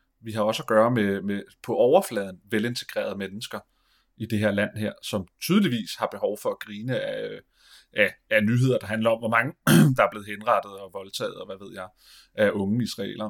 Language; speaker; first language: Danish; native; Danish